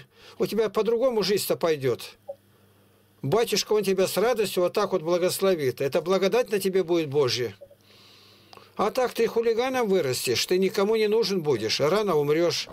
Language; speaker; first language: Russian; native; Russian